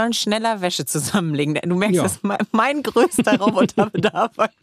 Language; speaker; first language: German; native; German